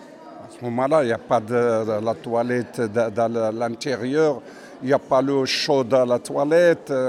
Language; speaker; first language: French; non-native, fluent; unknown